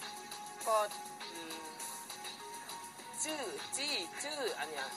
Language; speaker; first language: Thai; non-native, learner; Korean